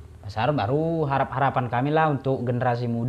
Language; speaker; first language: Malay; non-native, local second language; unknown